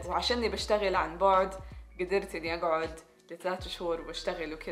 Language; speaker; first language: Arabic; native; Arabic